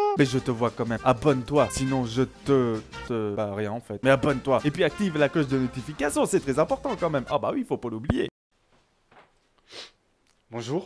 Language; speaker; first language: French; native; French